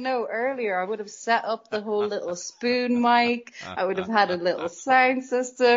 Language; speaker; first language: English; native; English